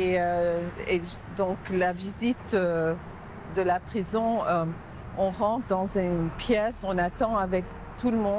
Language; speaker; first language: French; non-native, local second language; Arabic